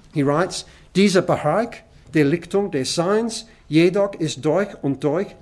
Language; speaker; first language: German; non-native, learner; English